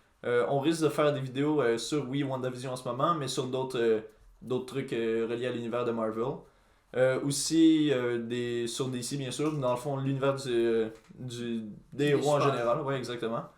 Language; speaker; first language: French; native; French